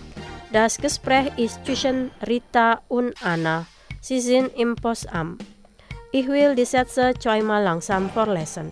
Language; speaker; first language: German; non-native, learner; Indonesian